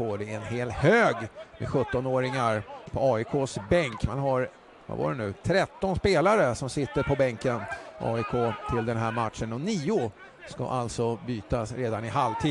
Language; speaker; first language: Swedish; native; Swedish